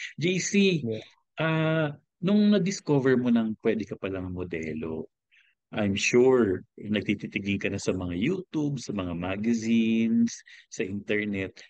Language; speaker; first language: Filipino; native; Filipino